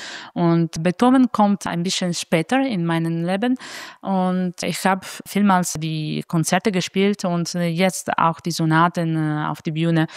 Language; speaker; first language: German; non-native, fluent; Italian